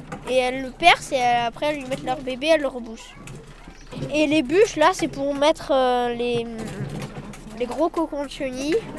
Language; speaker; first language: French; native; French